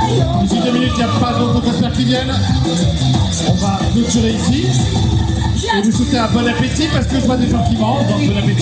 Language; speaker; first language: French; native; French